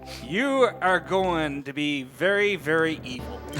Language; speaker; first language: English; native; English